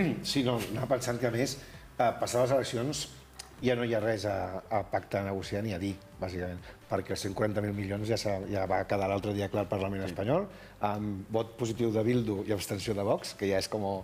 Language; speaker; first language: Catalan; native; Catalan